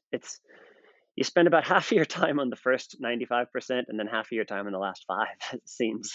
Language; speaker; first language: English; native; English